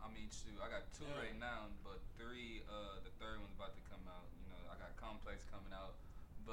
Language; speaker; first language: English; native; English